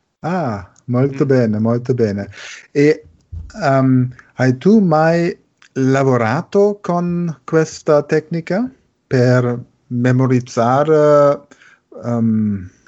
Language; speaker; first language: Italian; non-native, learner; German